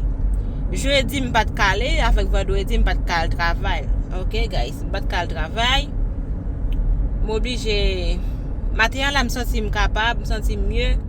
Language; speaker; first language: French; non-native, learner; Haitian Creole